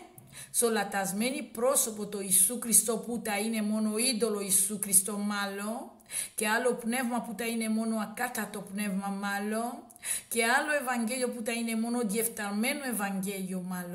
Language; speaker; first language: Greek; non-native, learner; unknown